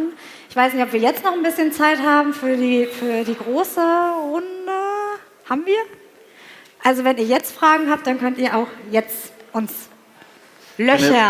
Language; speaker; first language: German; native; German